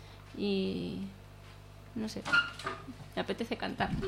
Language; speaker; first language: Spanish; native; Spanish